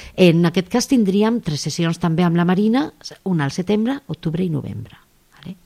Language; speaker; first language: Catalan; non-native, local second language; Spanish